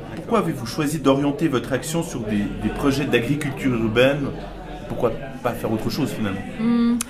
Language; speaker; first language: French; native; French